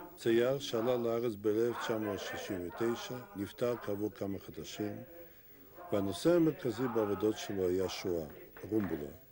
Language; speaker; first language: Hebrew; non-native, fluent; Russian